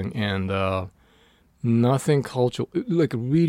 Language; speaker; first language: English; non-native, fluent; Japanese